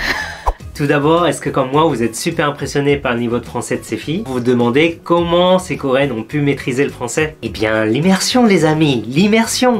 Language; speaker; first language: French; native; French